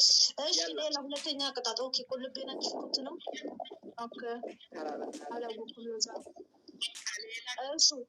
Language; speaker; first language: Amharic; non-native, local second language; Oromo